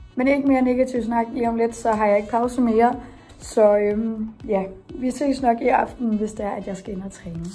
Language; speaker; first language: Danish; native; Danish